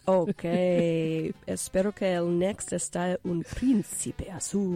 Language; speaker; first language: Spanish; non-native, learner; English